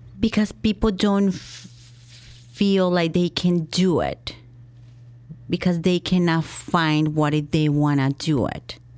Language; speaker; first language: English; non-native, fluent; Spanish